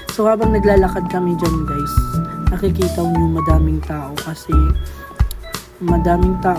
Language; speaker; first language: Filipino; non-native, local second language; Cebuano